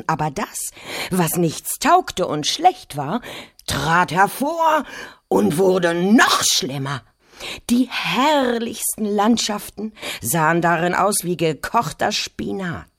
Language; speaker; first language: German; native; German